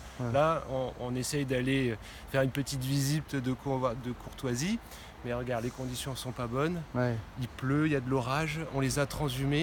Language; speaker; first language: French; native; French